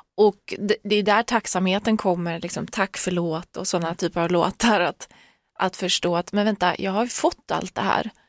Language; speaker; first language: Swedish; early bilingual, other home language; Persian